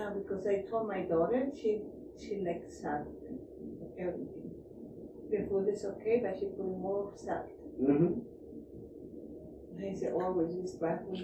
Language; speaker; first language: English; non-native, learner; Spanish